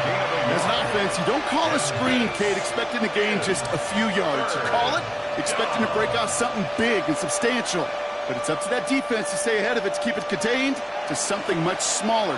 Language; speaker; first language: English; native; English